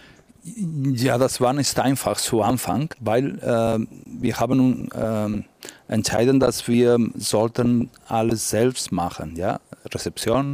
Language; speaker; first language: German; non-native, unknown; Catalan